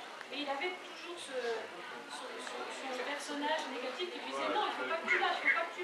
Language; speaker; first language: French; native; French